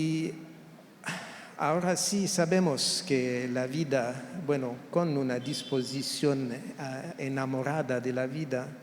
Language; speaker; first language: Spanish; non-native, fluent; French